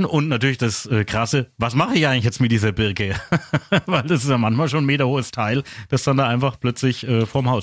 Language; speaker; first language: German; native; German